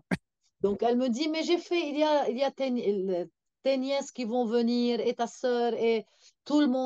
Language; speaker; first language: French; non-native, local second language; Arabic